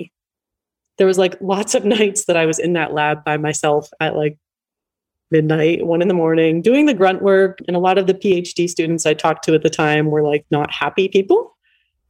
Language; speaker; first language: English; native; English